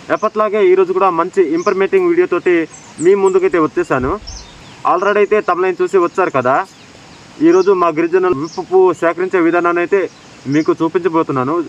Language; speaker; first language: Telugu; non-native, local second language; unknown